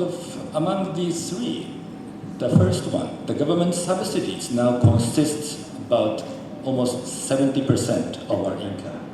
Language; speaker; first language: English; non-native, fluent; Japanese